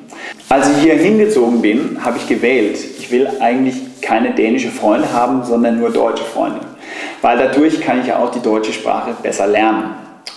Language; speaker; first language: German; non-native, fluent; Danish